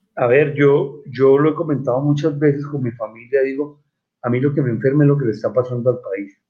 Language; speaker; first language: Spanish; native; Spanish